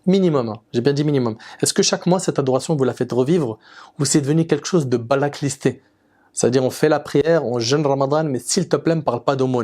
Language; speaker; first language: French; native; French